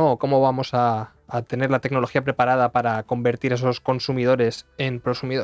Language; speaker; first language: Spanish; native; Spanish